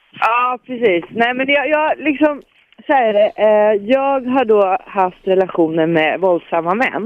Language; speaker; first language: Swedish; native; Swedish